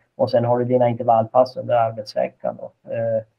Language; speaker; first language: Swedish; native; Swedish